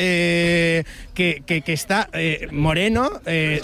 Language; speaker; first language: Spanish; native; Spanish